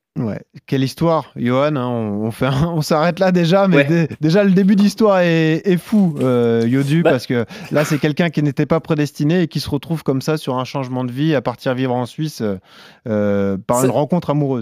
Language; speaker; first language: French; native; French